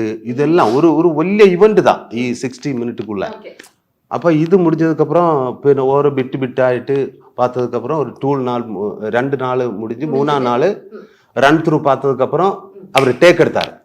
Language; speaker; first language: Tamil; non-native, learner; Malayalam